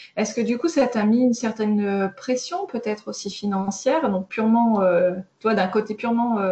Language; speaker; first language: French; native; French